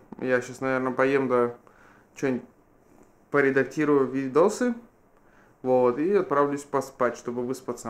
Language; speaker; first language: Russian; native; Russian